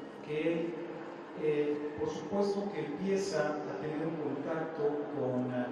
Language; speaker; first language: Spanish; native; Spanish